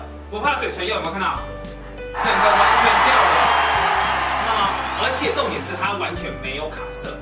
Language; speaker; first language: Chinese; native; Chinese